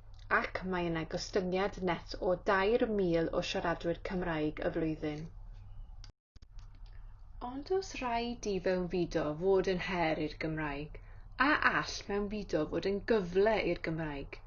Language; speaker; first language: Welsh; native; Welsh